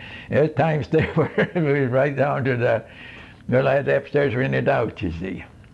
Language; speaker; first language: English; non-native, fluent; Swedish